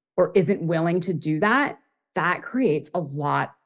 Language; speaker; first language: English; native; English